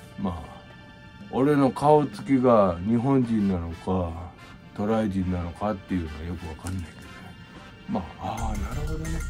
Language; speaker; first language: Japanese; native; Japanese